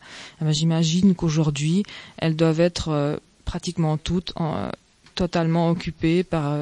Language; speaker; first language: French; native; French